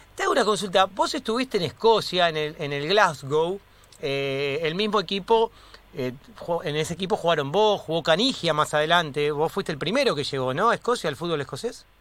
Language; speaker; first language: Spanish; native; Spanish